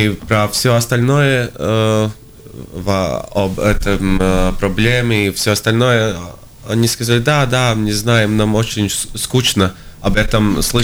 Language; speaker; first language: Russian; non-native, local second language; Latvian